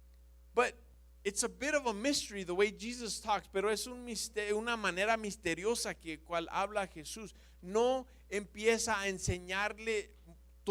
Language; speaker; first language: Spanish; non-native, fluent; English